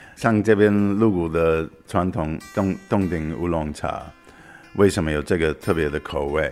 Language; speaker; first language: Chinese; non-native, fluent; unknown